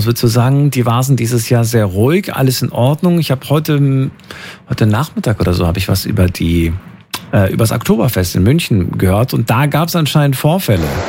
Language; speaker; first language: German; native; German